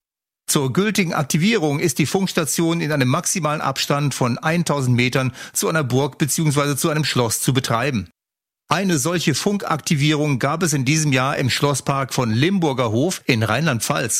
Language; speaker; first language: German; native; German